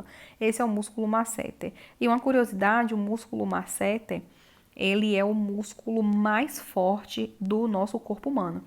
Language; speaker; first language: Portuguese; native; Portuguese